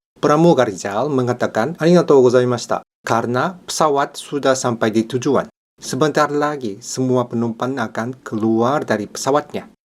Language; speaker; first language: Indonesian; non-native, fluent; Japanese